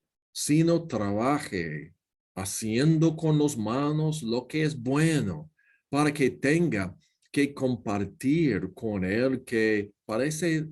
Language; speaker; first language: Spanish; non-native, learner; English